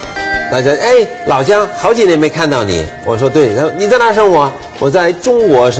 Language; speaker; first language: Chinese; non-native, fluent; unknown